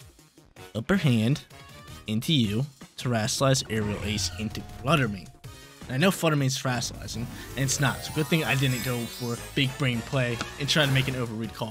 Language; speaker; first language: English; native; English